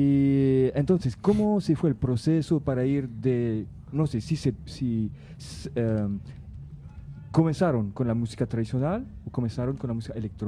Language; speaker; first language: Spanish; non-native, learner; French